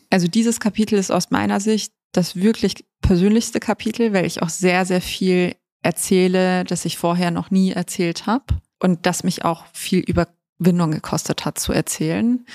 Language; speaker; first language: German; native; German